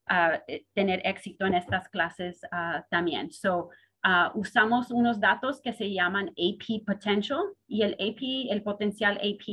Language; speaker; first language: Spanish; early bilingual, heritage; Spanish